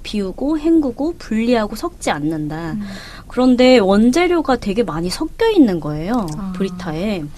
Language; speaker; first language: Korean; native; Korean